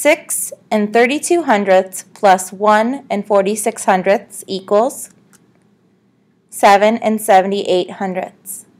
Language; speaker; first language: English; native; English